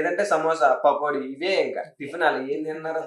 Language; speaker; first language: Telugu; native; Telugu